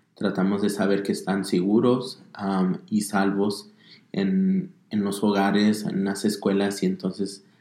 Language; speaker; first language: Spanish; early bilingual, heritage; Spanish